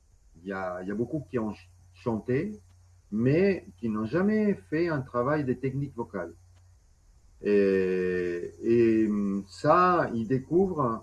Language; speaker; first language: French; non-native, fluent; Spanish